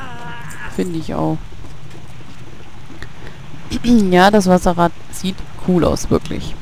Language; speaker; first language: German; native; German